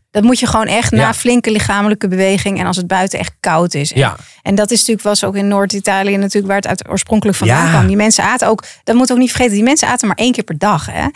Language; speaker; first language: Dutch; native; Dutch